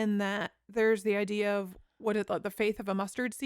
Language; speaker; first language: English; native; English